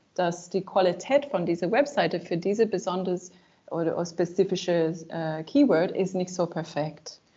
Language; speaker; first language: German; non-native, learner; English